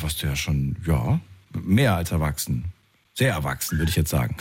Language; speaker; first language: German; native; German